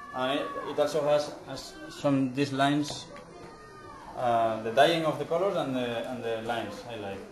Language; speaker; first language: English; non-native, fluent; Spanish